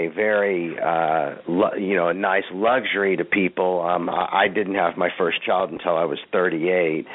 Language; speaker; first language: English; native; English